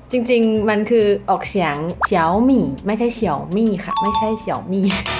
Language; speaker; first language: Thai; non-native, fluent; Chinese